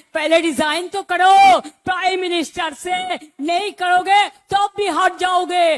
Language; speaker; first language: Hindi; non-native, local second language; Bangla